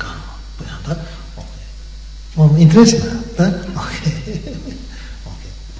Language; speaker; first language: Russian; non-native, learner; Tibetan